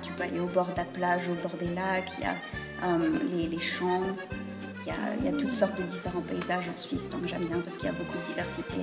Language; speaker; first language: French; early bilingual, heritage; French